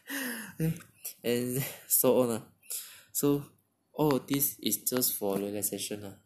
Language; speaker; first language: English; non-native, local second language; Chinese